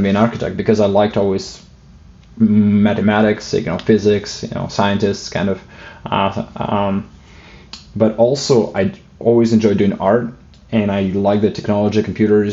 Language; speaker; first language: English; non-native, fluent; Russian